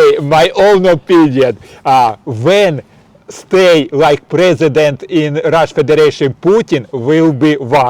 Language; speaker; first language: English; non-native, learner; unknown